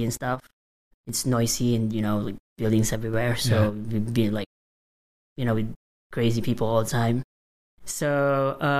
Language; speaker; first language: English; non-native, local second language; Filipino